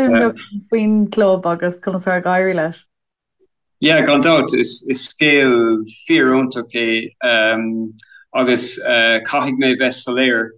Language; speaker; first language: Irish; non-native, local second language; English